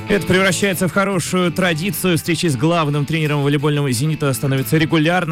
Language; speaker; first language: Russian; native; Russian